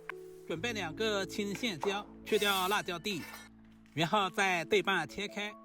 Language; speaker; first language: Chinese; native; Chinese